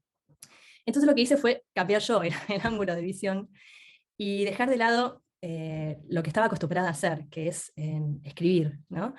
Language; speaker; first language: Spanish; native; Spanish